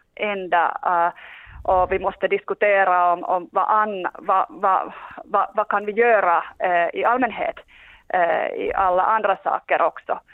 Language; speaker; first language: Swedish; non-native, local second language; Finnish